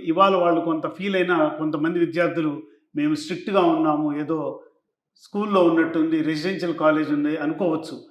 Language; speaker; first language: Telugu; native; Telugu